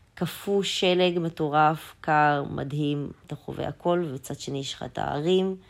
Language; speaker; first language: Hebrew; early bilingual, other home language; Azerbaijani